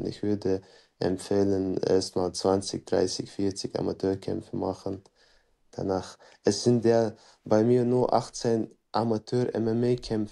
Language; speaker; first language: German; non-native, fluent; Chechen